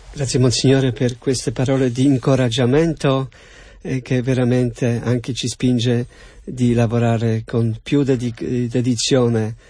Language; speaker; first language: Italian; non-native, fluent; Polish